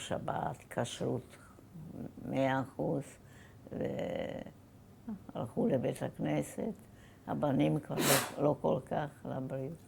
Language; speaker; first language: Hebrew; non-native, fluent; German